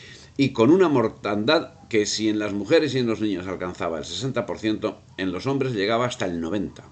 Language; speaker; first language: Spanish; native; Spanish